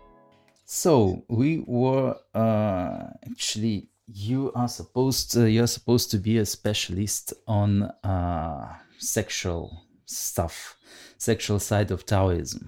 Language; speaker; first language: English; non-native, fluent; Russian